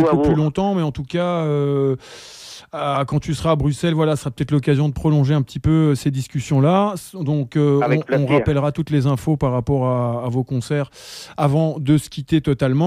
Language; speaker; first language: French; native; French